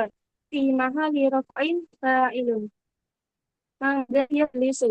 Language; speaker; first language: Arabic; non-native, learner; Indonesian